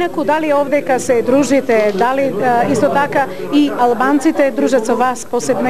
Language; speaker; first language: Macedonian; native; Macedonian